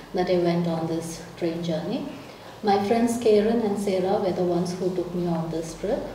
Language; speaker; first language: English; non-native, local second language; Malayalam